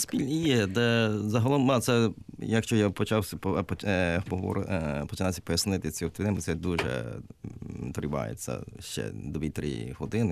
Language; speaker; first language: Ukrainian; non-native, learner; Japanese